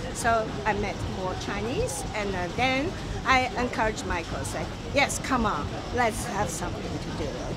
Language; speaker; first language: English; non-native, learner; Chinese